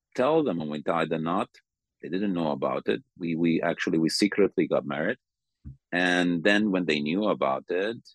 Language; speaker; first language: English; non-native, fluent; Arabic